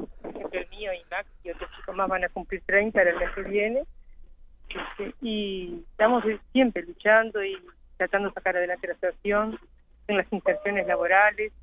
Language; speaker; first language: Spanish; native; Spanish